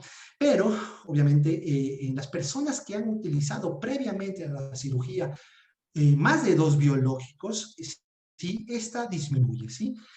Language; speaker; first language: Spanish; native; Spanish